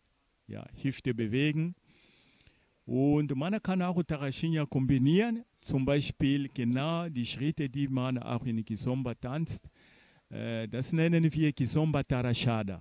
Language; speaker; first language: German; non-native, fluent; Portuguese